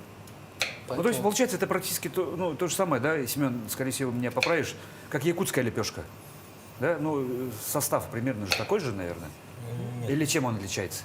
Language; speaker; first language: Russian; native; Russian